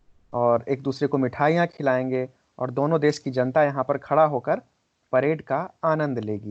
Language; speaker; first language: Hindi; native; Hindi